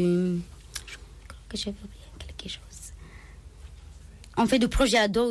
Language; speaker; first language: French; non-native, learner; Romanian